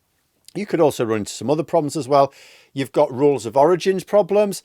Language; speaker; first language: English; native; English